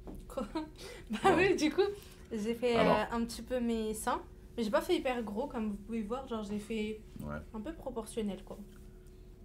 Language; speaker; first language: French; native; French